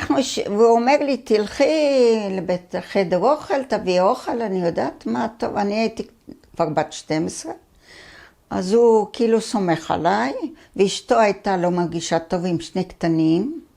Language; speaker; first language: Hebrew; early bilingual, other home language; Arabic